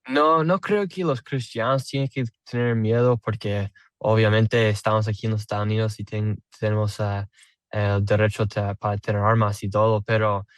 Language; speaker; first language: Spanish; non-native, learner; English